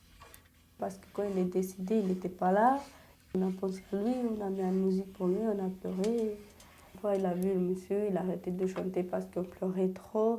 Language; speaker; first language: French; non-native, learner; Romanian